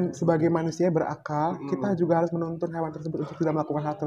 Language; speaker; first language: Indonesian; native; Indonesian